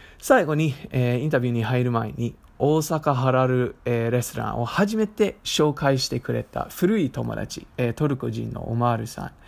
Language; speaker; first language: Japanese; non-native, fluent; English